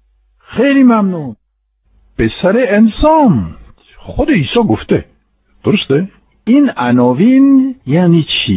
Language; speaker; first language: Persian; non-native, fluent; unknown